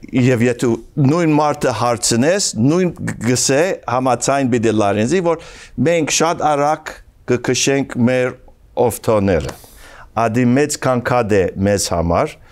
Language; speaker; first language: Armenian; early bilingual, heritage; Armenian